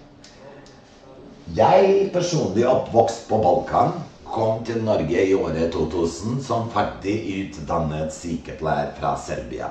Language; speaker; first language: Norwegian; non-native, fluent; Serbian